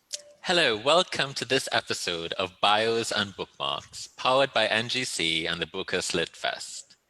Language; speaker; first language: English; native; English